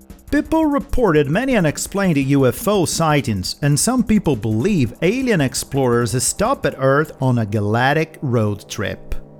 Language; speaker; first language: English; non-native, fluent; Portuguese